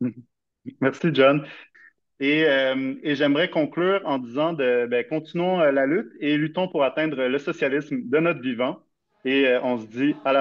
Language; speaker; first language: French; native; French